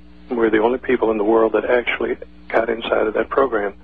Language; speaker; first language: English; native; English